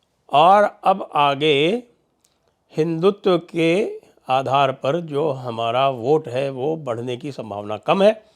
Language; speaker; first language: Hindi; native; Hindi